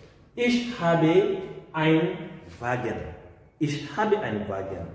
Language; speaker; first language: German; non-native, fluent; French